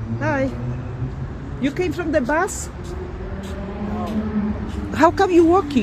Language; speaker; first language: English; non-native, fluent; Polish